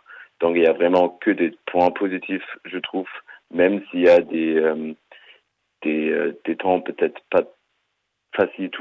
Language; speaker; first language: French; non-native, fluent; German